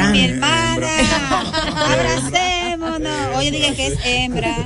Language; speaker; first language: Spanish; native; Spanish